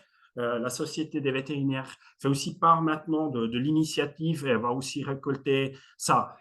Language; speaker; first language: French; non-native, local second language; German